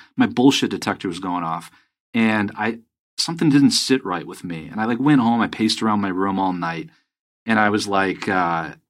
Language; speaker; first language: English; native; English